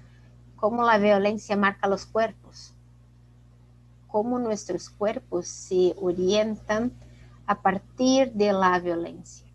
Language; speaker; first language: Spanish; non-native, fluent; Portuguese